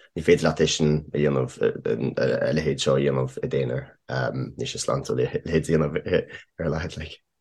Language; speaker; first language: Irish; non-native, fluent; English